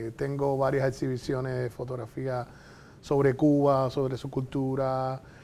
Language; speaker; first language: Spanish; native; Spanish